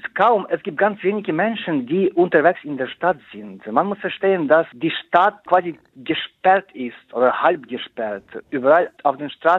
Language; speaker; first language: German; non-native, fluent; Ukrainian